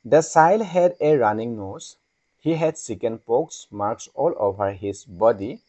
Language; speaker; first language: English; non-native, local second language; Assamese